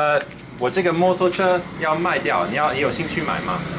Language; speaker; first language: Chinese; non-native, fluent; English